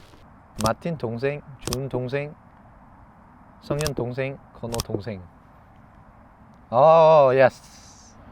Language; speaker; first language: Korean; non-native, fluent; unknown